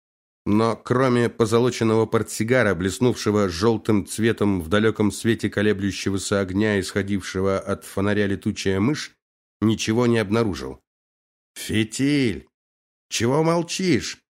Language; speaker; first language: Russian; native; Russian